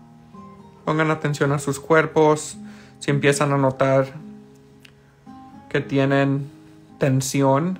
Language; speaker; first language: Spanish; early bilingual, heritage; Spanish